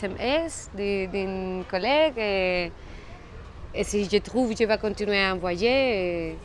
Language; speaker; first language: French; non-native, fluent; Spanish